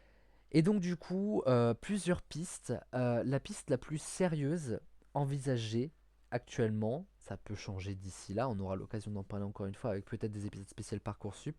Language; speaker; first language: French; native; French